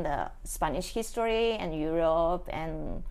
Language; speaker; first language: English; non-native, learner; Spanish